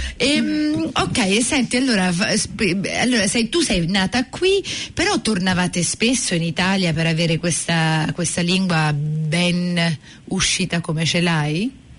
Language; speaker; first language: Italian; native; Italian